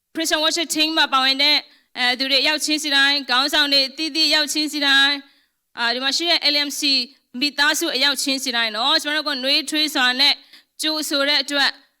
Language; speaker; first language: Burmese; non-native, local second language; Hakha Chin